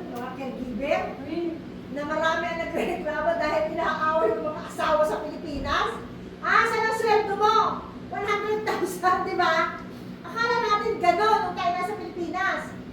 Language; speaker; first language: Filipino; native; Filipino